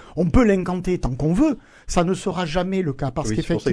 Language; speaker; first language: French; native; French